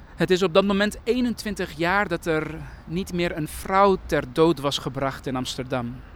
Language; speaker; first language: Dutch; early bilingual, other home language; Persian